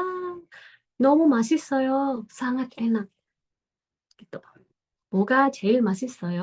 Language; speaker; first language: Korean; non-native, fluent; Indonesian